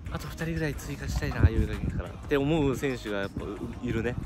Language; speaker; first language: Japanese; native; Japanese